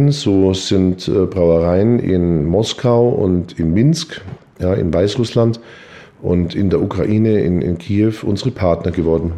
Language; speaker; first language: German; native; German